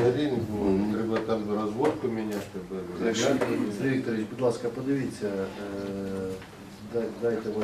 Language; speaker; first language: Ukrainian; native; Ukrainian